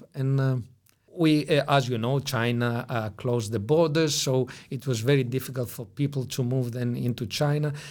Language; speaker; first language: English; non-native, fluent; Greek